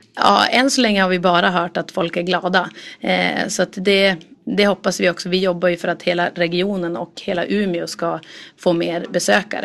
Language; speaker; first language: Swedish; native; Swedish